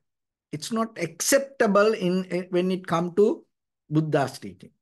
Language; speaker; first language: English; non-native, fluent; Sinhala